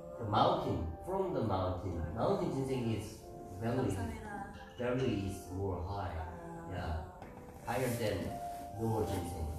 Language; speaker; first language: English; non-native, learner; Korean